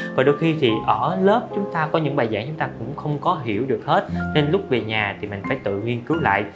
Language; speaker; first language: Vietnamese; native; Vietnamese